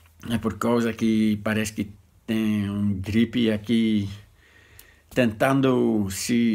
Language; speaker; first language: Portuguese; non-native, fluent; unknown